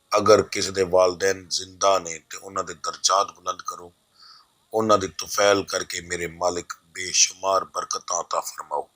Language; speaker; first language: Urdu; non-native, local second language; Punjabi